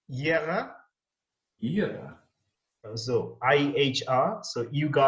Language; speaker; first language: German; non-native, learner; English